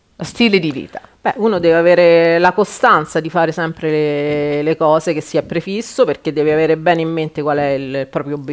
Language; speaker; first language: Italian; native; Italian